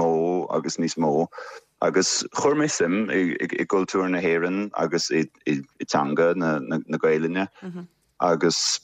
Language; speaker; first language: Irish; non-native, fluent; German